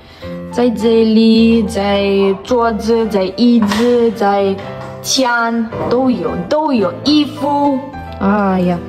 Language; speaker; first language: Chinese; non-native, learner; Ukrainian